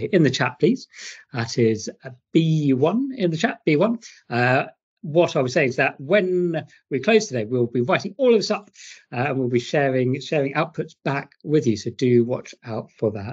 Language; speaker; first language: English; native; English